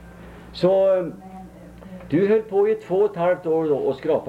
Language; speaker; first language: Swedish; native; Swedish